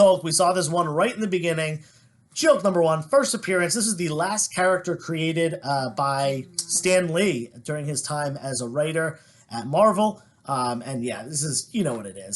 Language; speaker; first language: English; native; English